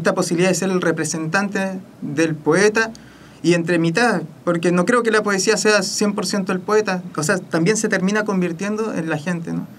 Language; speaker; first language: Spanish; native; Spanish